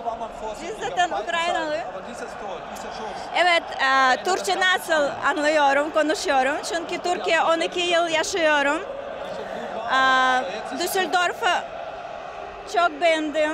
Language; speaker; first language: Turkish; non-native, learner; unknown